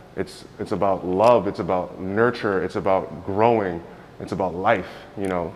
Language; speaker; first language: English; native; English